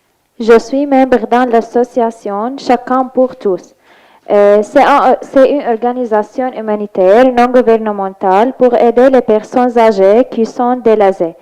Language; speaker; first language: French; non-native, learner; Arabic